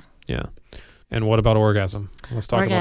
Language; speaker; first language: English; native; English